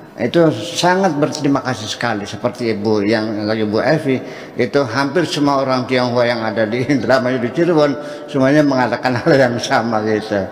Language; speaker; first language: Indonesian; native; Indonesian